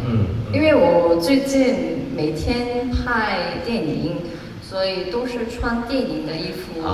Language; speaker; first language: Chinese; non-native, learner; Korean